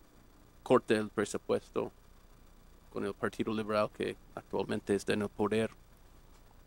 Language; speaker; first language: Spanish; non-native, fluent; English